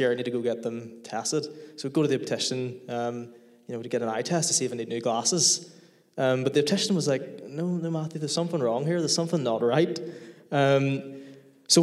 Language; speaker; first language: English; native; English